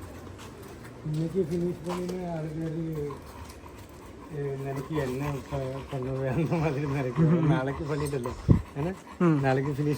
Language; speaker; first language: Tamil; non-native, learner; Malayalam